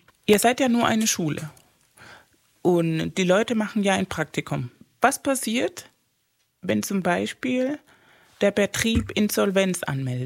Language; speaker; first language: German; non-native, fluent; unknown